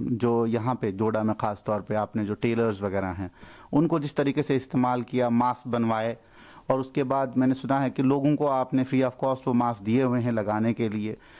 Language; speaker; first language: Hindi; non-native, local second language; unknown